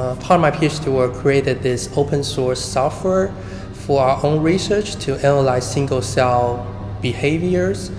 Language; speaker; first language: English; non-native, fluent; Chinese